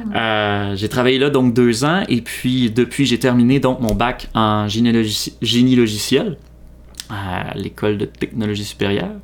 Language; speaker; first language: French; native; French